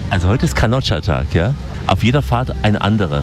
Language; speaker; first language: German; native; German